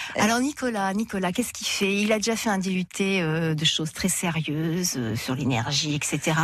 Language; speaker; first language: French; native; French